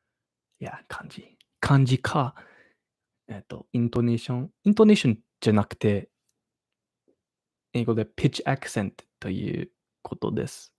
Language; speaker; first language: Japanese; non-native, learner; English